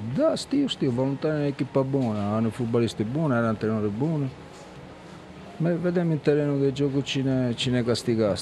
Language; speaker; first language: Romanian; non-native, learner; Italian